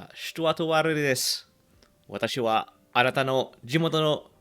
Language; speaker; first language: Japanese; non-native, learner; English